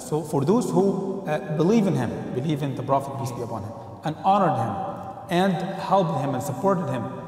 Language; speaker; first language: English; non-native, fluent; Arabic